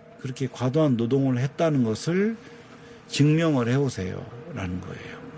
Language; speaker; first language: Korean; native; Korean